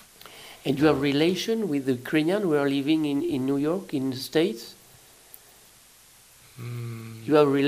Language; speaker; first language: English; non-native, learner; French